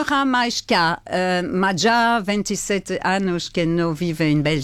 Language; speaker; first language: Portuguese; non-native, learner; French